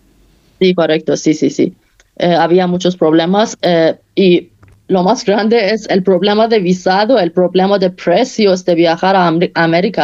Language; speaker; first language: Spanish; non-native, fluent; Persian